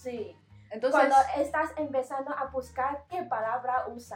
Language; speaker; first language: Spanish; non-native, learner; Chinese